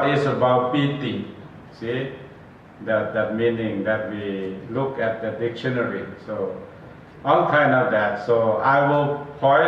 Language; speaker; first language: English; non-native, learner; Thai